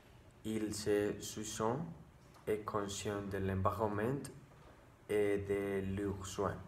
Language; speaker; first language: French; non-native, learner; Spanish